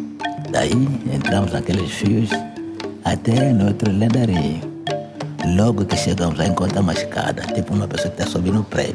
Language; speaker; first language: Portuguese; non-native, local second language; Kongo